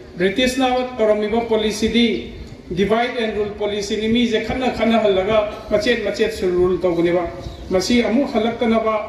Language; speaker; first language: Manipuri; native; Manipuri